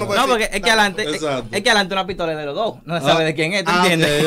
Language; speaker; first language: Spanish; native; Spanish